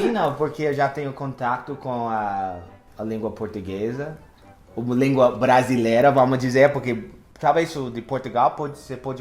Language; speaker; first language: Portuguese; non-native, fluent; English